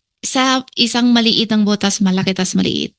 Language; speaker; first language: Filipino; early bilingual, other home language; Chinese